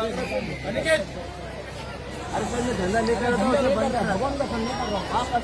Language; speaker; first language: Hindi; non-native, local second language; Konkani